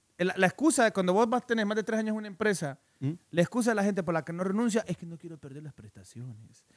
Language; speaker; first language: Spanish; native; Spanish